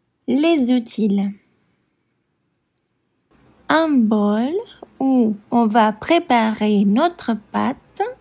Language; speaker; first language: French; non-native, fluent; Spanish